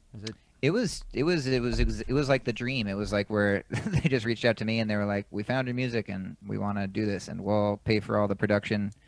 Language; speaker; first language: English; native; English